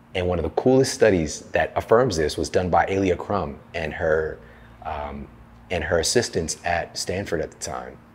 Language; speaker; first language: English; native; English